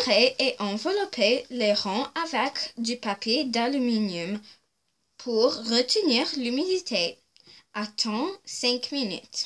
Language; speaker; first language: French; non-native, local second language; English